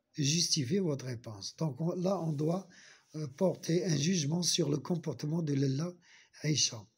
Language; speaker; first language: French; non-native, local second language; Arabic